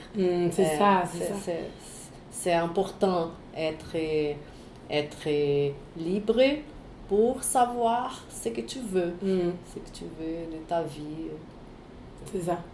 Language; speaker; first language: French; non-native, fluent; Portuguese